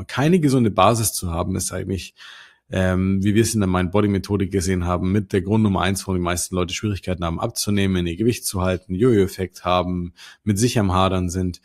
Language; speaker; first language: German; native; German